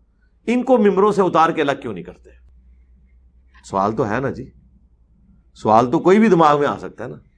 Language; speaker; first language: Urdu; native; Urdu